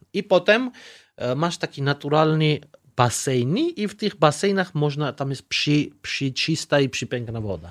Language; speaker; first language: Polish; non-native, learner; Georgian